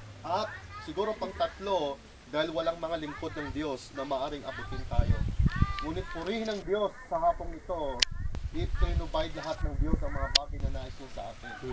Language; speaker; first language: Filipino; non-native, local second language; Cebuano